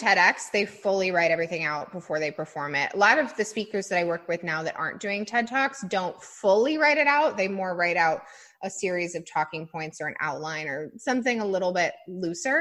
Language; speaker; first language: English; native; English